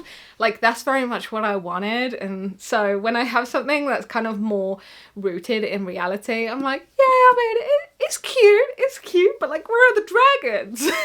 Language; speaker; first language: English; native; English